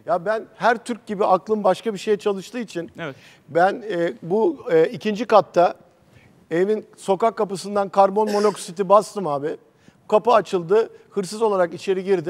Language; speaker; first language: Turkish; native; Turkish